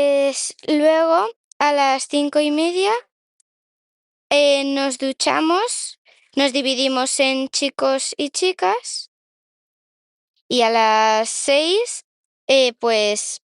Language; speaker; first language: Spanish; native; Spanish